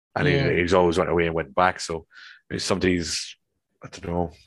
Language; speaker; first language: English; native; English